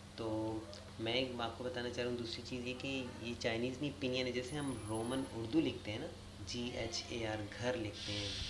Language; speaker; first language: Urdu; native; Urdu